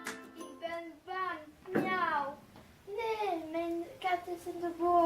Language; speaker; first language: Dutch; non-native, learner; French